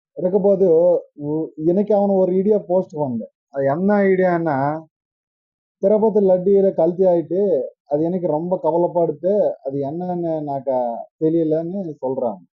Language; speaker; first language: Tamil; non-native, learner; Telugu